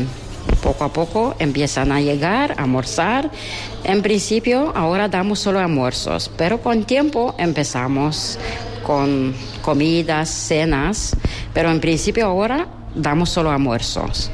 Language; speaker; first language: Spanish; non-native, learner; Romanian